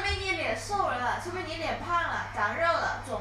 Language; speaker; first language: Chinese; native; Chinese